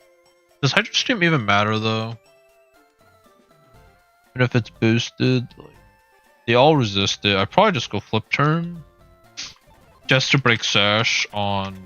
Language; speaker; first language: English; native; English